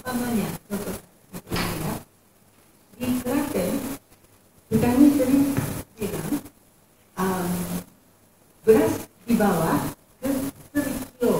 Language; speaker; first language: Indonesian; non-native, fluent; Japanese